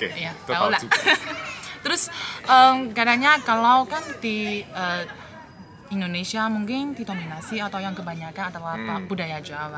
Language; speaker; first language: Indonesian; non-native, fluent; Chinese